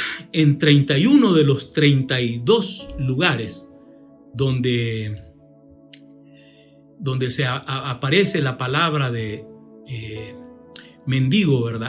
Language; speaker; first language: Spanish; native; Spanish